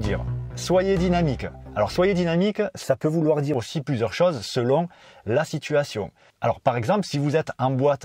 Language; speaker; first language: French; native; French